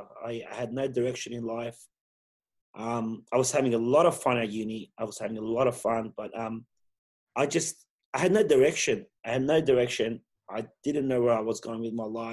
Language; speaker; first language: English; early bilingual, other home language; Persian